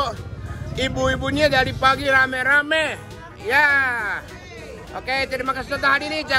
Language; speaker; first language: Indonesian; non-native, learner; Japanese